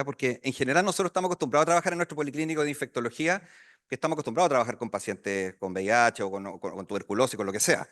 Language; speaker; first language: Spanish; native; Spanish